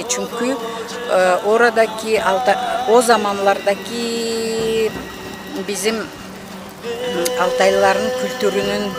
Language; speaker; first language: Turkish; non-native, learner; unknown